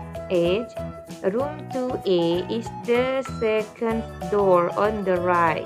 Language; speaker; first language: English; non-native, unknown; Indonesian